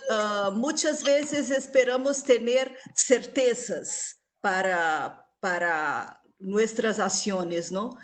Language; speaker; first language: Spanish; non-native, local second language; Portuguese